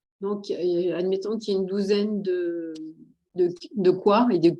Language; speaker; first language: French; native; French